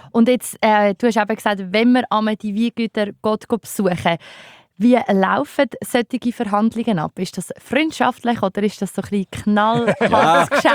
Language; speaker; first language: German; native; German